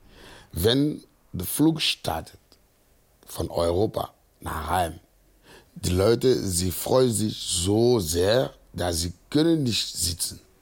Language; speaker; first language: German; non-native, fluent; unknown